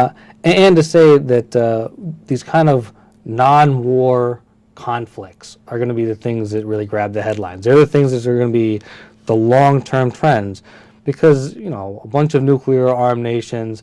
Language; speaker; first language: English; early bilingual, other home language; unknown